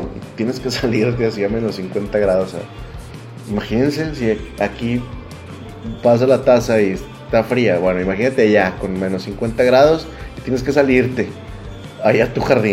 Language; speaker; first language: Spanish; native; Spanish